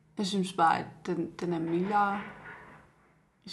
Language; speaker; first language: Danish; non-native, local second language; Kalaallisut